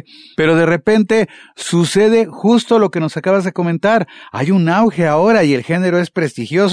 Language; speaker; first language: Spanish; native; Spanish